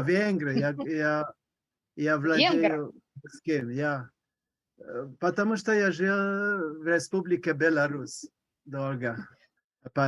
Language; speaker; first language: Russian; non-native, learner; Hungarian